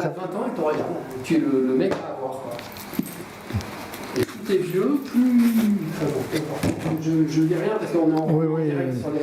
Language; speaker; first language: French; native; French